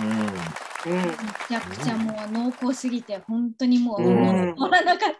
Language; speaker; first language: Japanese; non-native, fluent; Chinese